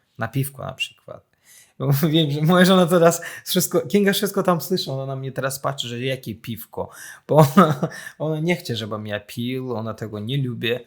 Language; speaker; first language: Polish; non-native, fluent; Azerbaijani